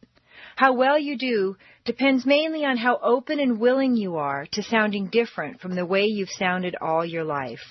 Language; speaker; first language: English; native; English